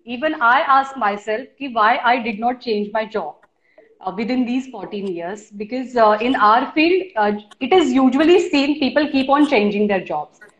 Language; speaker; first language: English; non-native, local second language; Marathi